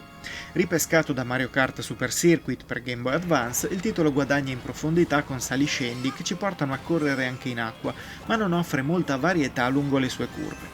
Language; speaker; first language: Italian; native; Italian